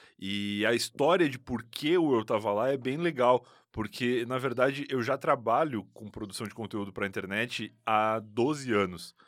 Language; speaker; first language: Portuguese; native; Portuguese